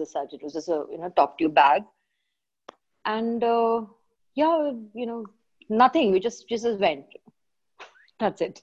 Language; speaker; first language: English; non-native, local second language; Malayalam